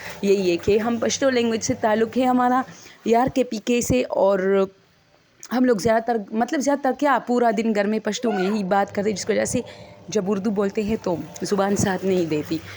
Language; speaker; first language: Urdu; non-native, local second language; Pashto